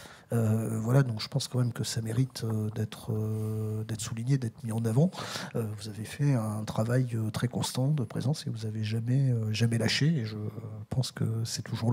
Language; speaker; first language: French; native; French